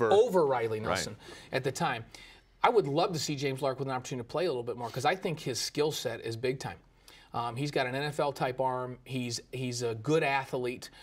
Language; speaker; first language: English; native; English